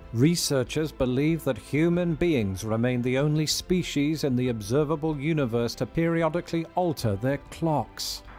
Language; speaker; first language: English; native; English